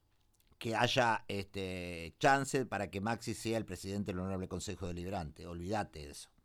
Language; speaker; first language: Spanish; native; Spanish